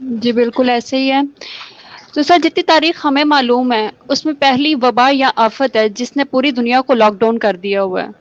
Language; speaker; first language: Urdu; native; Urdu